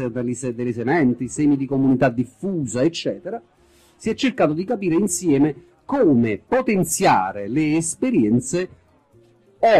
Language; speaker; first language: Italian; native; Italian